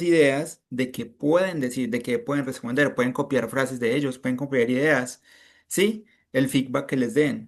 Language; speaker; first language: Spanish; native; Spanish